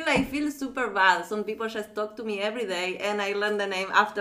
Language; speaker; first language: English; non-native, fluent; Spanish